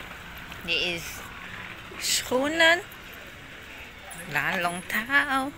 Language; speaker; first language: Dutch; non-native, learner; Thai